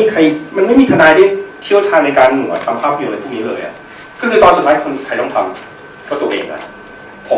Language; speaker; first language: Thai; early bilingual, heritage; Thai